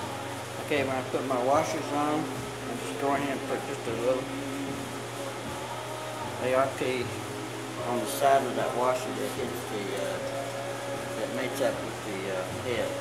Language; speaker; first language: English; native; English